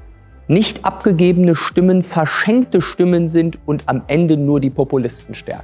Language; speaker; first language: German; native; German